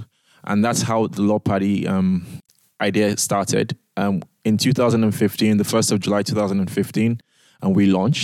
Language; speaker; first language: English; non-native, local second language; Yoruba